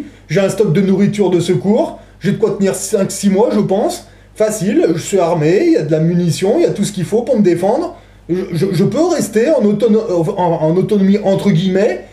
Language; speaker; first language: French; native; French